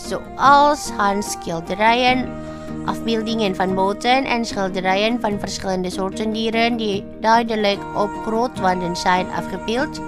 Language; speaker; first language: Dutch; non-native, learner; Indonesian